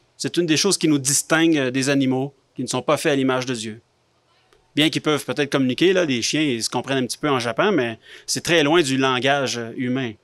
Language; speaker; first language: French; native; French